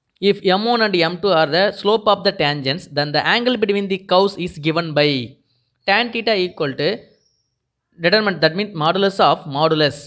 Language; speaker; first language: English; non-native, local second language; Tamil